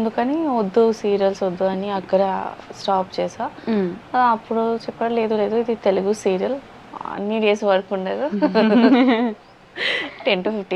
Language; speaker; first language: Telugu; non-native, learner; Bangla